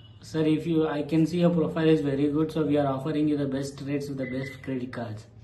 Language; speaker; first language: English; non-native, local second language; Telugu